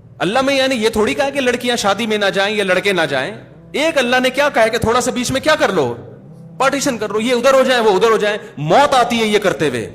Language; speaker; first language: Urdu; native; Urdu